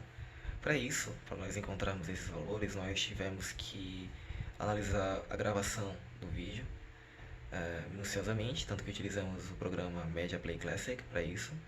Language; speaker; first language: Portuguese; native; Portuguese